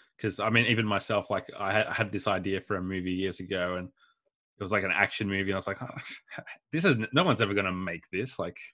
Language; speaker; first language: English; native; English